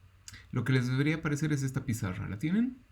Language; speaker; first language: Spanish; native; Spanish